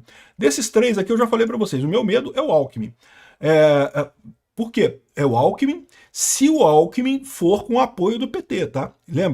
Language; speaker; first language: Portuguese; native; Portuguese